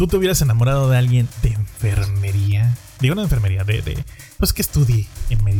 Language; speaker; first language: Spanish; native; Spanish